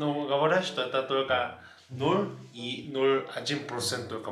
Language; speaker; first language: Russian; non-native, learner; Korean